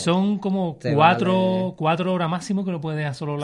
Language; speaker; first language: Spanish; native; Spanish